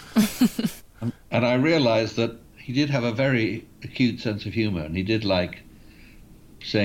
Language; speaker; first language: English; native; English